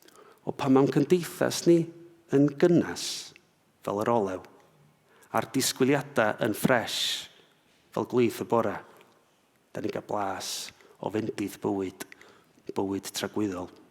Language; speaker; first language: Welsh; native; Welsh